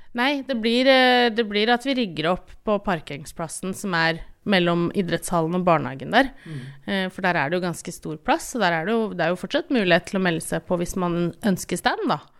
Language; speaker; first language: Norwegian; native; Norwegian